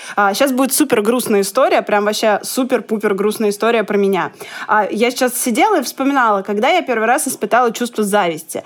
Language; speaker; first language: Russian; native; Russian